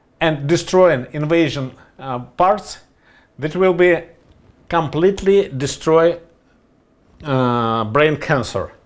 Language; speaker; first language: English; non-native, learner; Russian